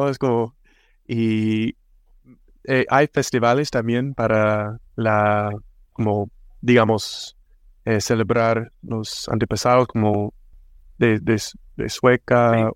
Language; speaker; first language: Spanish; non-native, fluent; English